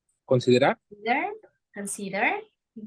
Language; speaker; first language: English; non-native, fluent; Spanish